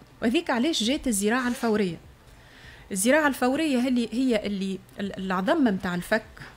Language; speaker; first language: Arabic; native; Arabic